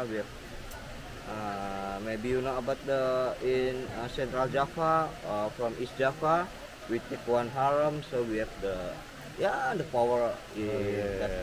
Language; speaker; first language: English; non-native, learner; Indonesian